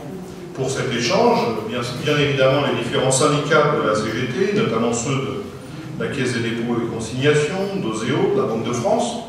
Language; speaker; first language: French; native; French